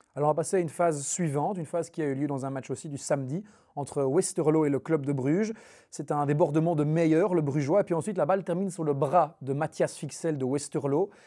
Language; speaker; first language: French; native; French